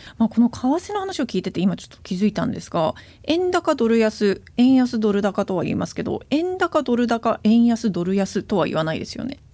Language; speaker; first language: Japanese; early bilingual, heritage; Japanese